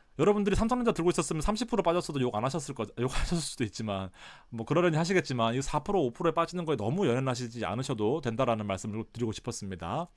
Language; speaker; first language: Korean; native; Korean